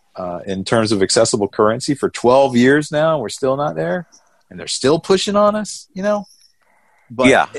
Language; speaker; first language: English; native; English